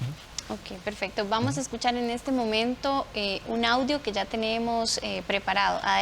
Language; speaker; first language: Spanish; native; Spanish